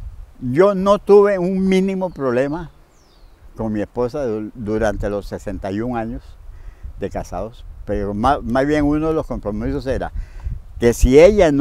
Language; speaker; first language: Spanish; native; Spanish